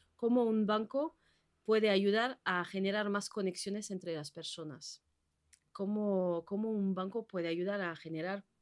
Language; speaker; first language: Spanish; non-native, fluent; Basque